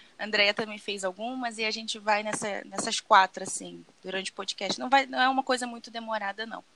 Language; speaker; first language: Portuguese; native; Portuguese